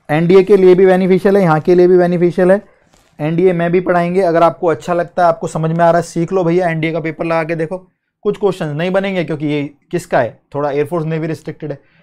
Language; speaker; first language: Hindi; native; Hindi